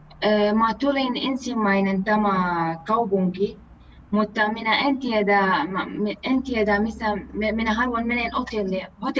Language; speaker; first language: Finnish; non-native, learner; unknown